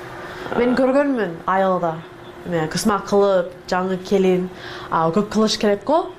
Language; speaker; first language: Kyrgyz; non-native, learner; English